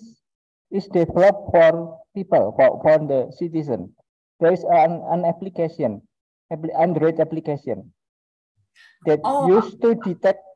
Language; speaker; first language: English; non-native, learner; Indonesian